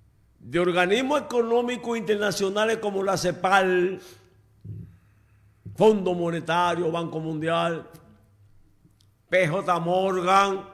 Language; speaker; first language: Spanish; native; Spanish